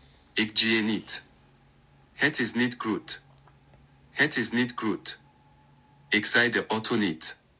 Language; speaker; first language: Dutch; non-native, learner; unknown